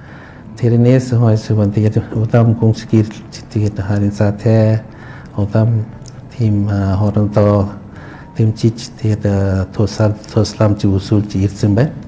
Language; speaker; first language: Mongolian; non-native, fluent; Lao